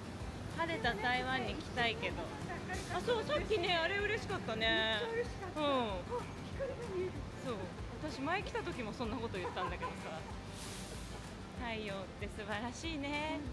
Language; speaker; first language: Japanese; native; Japanese